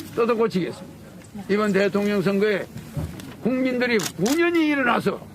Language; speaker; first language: Korean; native; Korean